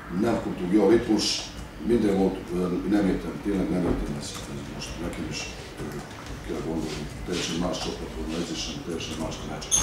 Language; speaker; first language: Hungarian; non-native, learner; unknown